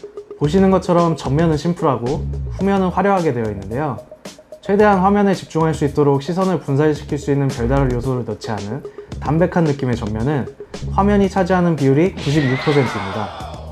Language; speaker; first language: Korean; native; Korean